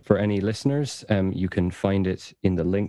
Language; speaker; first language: English; native; English